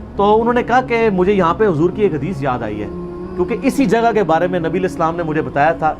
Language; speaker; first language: Urdu; non-native, local second language; Punjabi